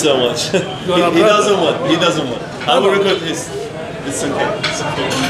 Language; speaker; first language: English; non-native, fluent; Turkish